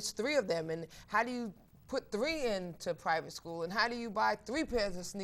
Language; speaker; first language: English; native; English